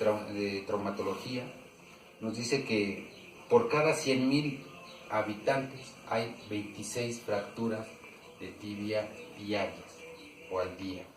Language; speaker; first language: Spanish; native; Spanish